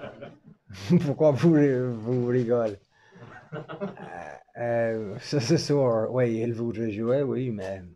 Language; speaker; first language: French; non-native, fluent; English